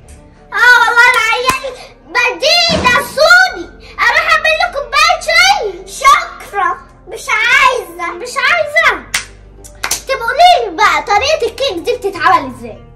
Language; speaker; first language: Arabic; native; Arabic